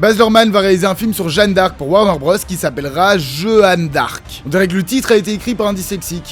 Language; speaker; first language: French; native; French